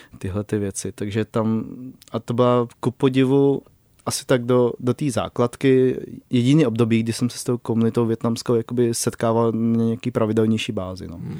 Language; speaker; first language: Czech; early bilingual, other home language; Vietnamese